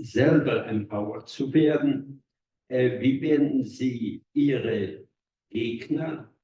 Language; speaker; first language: German; non-native, fluent; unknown